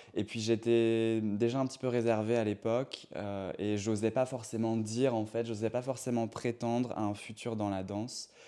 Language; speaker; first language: French; native; French